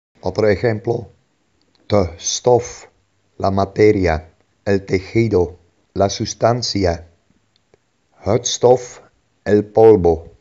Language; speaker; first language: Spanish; non-native, fluent; Dutch